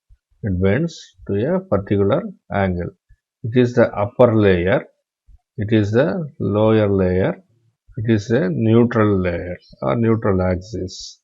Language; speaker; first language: English; non-native, local second language; Tamil